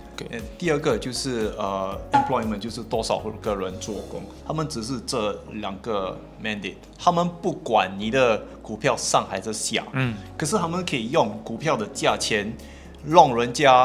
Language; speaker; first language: Chinese; non-native, local second language; English